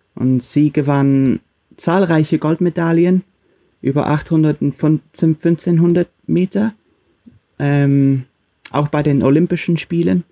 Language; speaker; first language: German; non-native, fluent; English